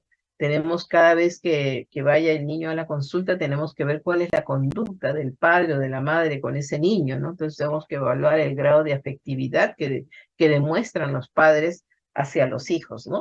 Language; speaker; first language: Spanish; native; Spanish